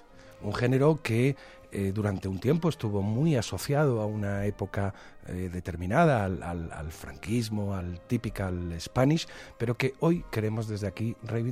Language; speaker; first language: Spanish; native; Spanish